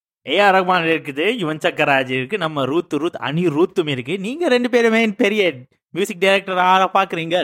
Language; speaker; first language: Tamil; early bilingual, heritage; Tamil